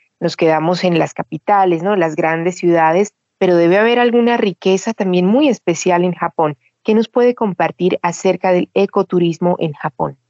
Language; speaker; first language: Spanish; native; Spanish